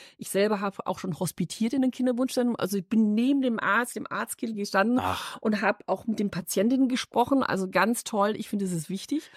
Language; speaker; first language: German; native; German